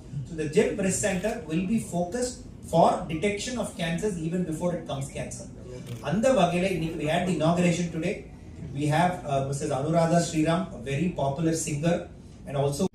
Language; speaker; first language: English; non-native, local second language; Tamil